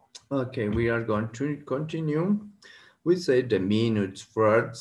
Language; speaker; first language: English; non-native, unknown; Spanish